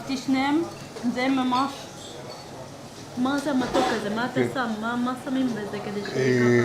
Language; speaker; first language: Hebrew; non-native, fluent; Spanish